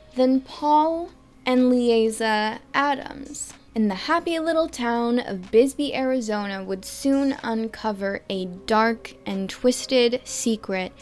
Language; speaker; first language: English; native; English